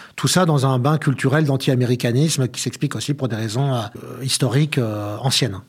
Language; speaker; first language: French; native; French